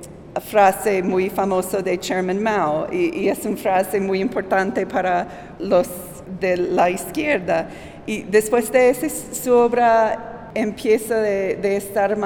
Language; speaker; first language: Spanish; non-native, fluent; English